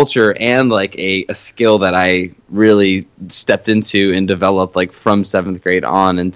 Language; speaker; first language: English; native; English